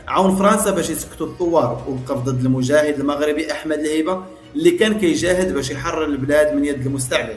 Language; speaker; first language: Arabic; native; Arabic